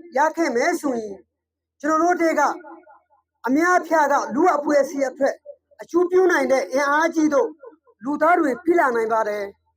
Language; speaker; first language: Burmese; non-native, local second language; Rohingya